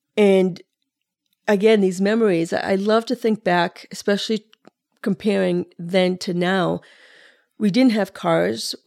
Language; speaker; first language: English; early bilingual, other home language; Spanish